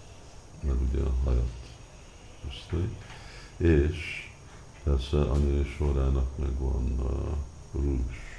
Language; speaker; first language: Hungarian; early bilingual, heritage; Hungarian